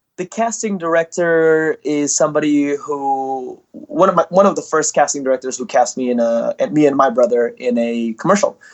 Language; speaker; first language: English; early bilingual, other home language; Indonesian